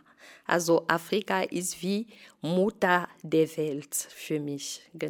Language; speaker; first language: German; non-native, fluent; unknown